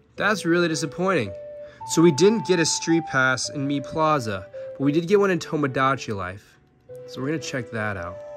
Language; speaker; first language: English; native; English